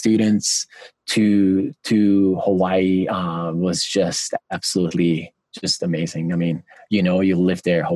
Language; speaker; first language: English; non-native, fluent; Hungarian